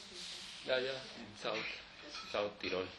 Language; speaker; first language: German; non-native, fluent; Spanish